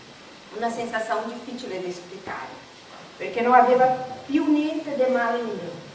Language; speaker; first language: Italian; non-native, learner; Portuguese